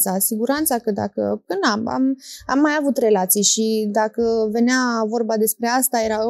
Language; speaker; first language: Romanian; early bilingual, heritage; Romanian